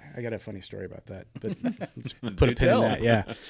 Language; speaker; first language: English; native; English